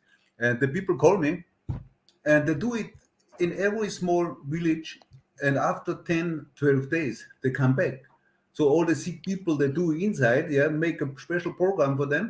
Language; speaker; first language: English; non-native, learner; German